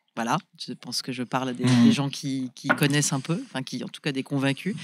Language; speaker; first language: French; native; French